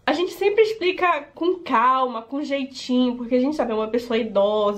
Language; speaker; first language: Portuguese; native; Portuguese